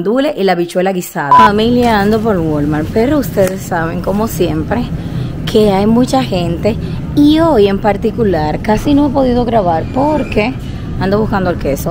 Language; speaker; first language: Spanish; native; Spanish